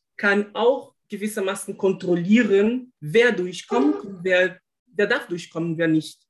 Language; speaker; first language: German; non-native, fluent; Portuguese